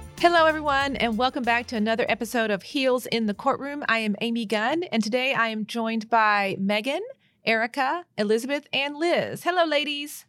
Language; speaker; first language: English; native; English